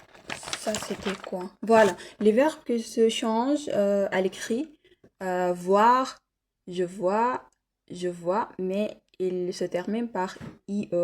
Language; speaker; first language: French; non-native, learner; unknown